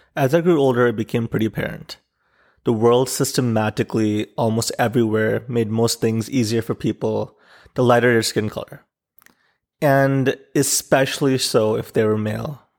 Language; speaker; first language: English; non-native, local second language; Urdu